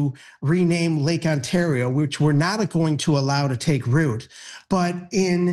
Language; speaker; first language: English; native; English